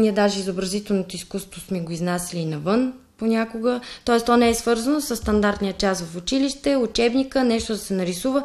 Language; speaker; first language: Bulgarian; native; Bulgarian